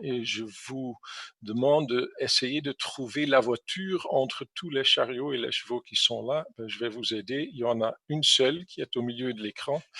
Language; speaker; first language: French; non-native, fluent; English